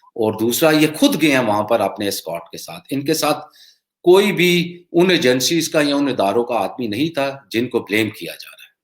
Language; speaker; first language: Urdu; non-native, local second language; Punjabi